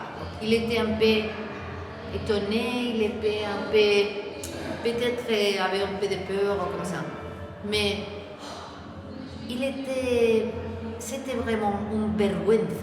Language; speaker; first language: French; non-native, learner; Spanish